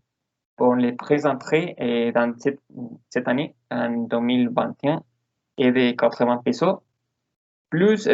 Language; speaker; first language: French; non-native, learner; Spanish